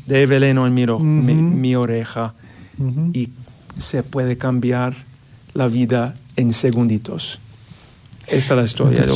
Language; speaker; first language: Spanish; non-native, fluent; English